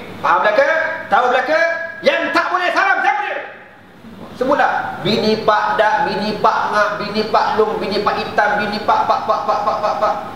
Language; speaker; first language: Malay; native; Malay